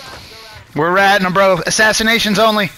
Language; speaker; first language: English; native; English